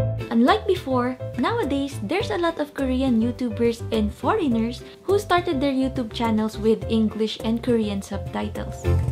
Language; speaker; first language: English; non-native, local second language; Filipino